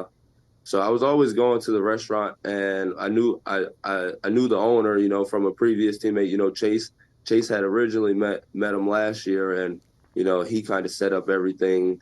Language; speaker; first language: English; native; English